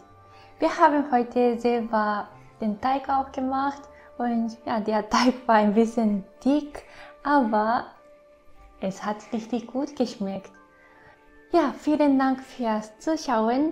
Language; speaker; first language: German; non-native, fluent; Japanese